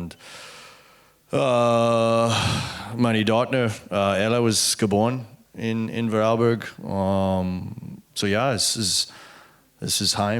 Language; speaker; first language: German; non-native, learner; English